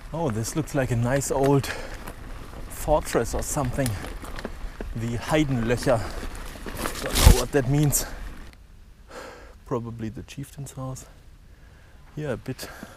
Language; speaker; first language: English; non-native, fluent; German